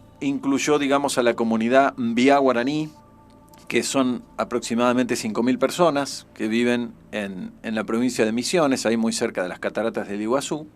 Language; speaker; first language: Spanish; native; Spanish